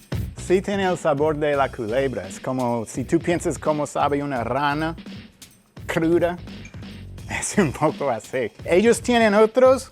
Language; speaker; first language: Spanish; non-native, fluent; English